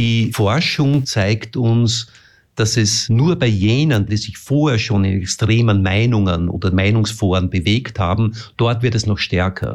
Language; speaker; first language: German; native; German